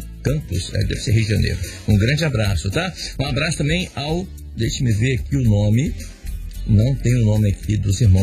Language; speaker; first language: Portuguese; native; Portuguese